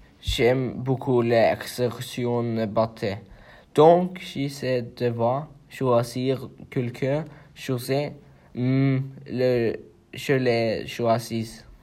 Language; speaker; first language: French; non-native, learner; Norwegian